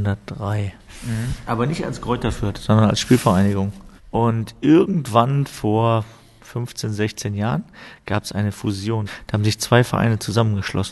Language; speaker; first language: German; native; German